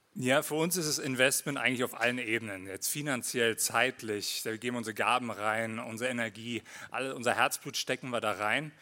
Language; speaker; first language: German; native; German